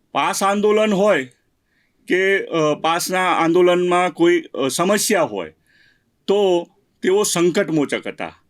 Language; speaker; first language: Gujarati; native; Gujarati